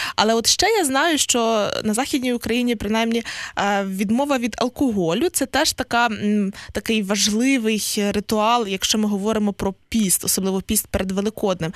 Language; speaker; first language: Ukrainian; native; Ukrainian